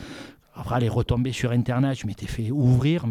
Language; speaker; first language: French; native; French